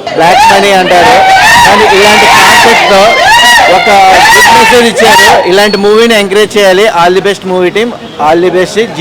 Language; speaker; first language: Telugu; native; Telugu